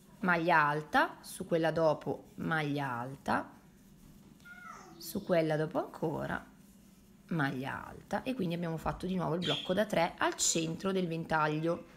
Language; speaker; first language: Italian; native; Italian